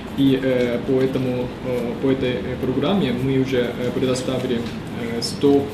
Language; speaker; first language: Russian; non-native, fluent; Japanese